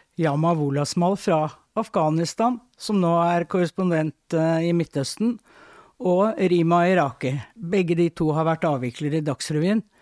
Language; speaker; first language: Norwegian; native; Norwegian